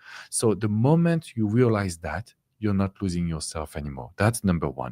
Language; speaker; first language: English; non-native, fluent; French